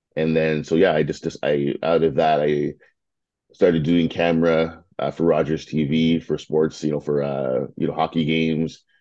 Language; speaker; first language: English; native; English